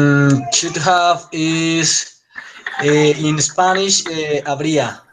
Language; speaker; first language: English; non-native, learner; Spanish